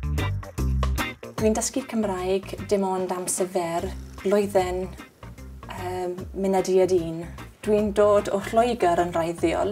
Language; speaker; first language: Welsh; non-native, learner; English